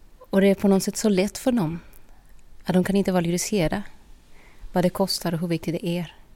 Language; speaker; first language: Swedish; non-native, fluent; Spanish